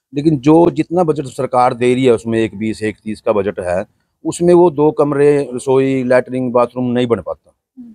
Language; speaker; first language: Hindi; native; Hindi